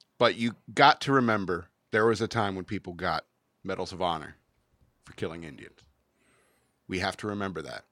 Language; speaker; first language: English; native; English